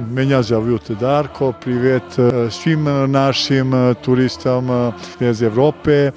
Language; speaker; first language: Russian; non-native, learner; Serbian